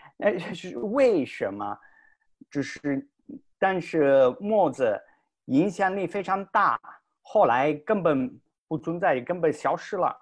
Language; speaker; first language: Chinese; non-native, fluent; Italian